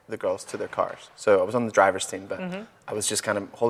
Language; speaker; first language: English; native; English